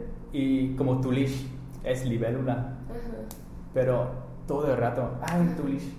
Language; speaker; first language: Spanish; non-native, fluent; English